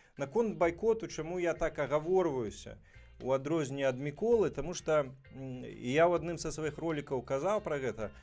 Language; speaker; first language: Belarusian; native; Belarusian